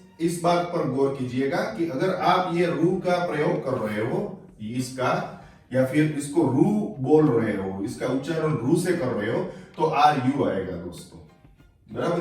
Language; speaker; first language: Hindi; non-native, local second language; Gujarati